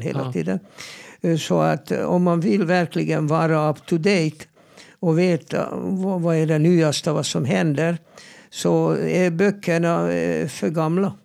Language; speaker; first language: Swedish; non-native, fluent; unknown